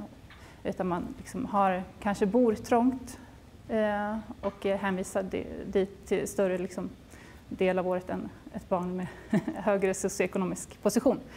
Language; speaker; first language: Swedish; native; Swedish